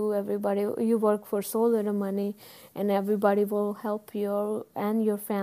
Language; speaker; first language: English; non-native, local second language; Punjabi